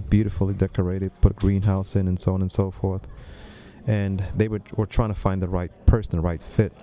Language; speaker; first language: English; native; English